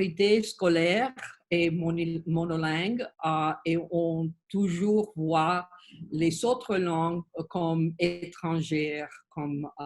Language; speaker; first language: French; non-native, learner; Spanish